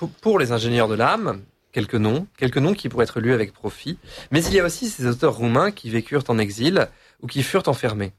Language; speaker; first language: French; native; French